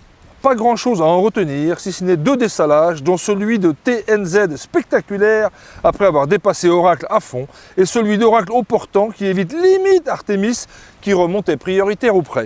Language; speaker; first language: French; native; French